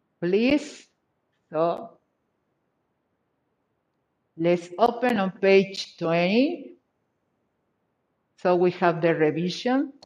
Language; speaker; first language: English; non-native, fluent; Spanish